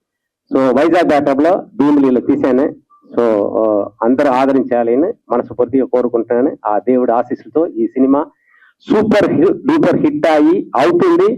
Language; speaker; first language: Telugu; native; Telugu